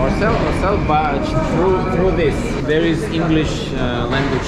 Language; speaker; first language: English; non-native, learner; Russian